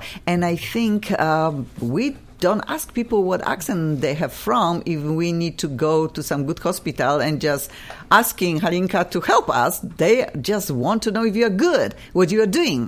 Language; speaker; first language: English; non-native, fluent; Polish